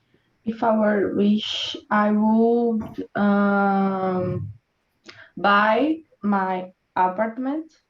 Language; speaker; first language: English; non-native, learner; Portuguese